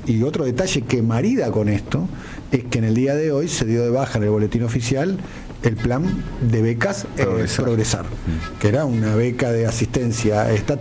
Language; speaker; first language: Spanish; native; Spanish